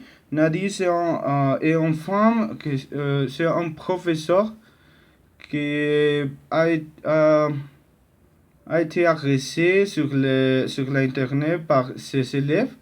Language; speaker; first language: French; non-native, learner; Spanish